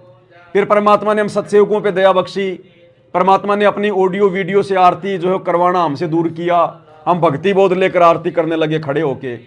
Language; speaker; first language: Hindi; native; Hindi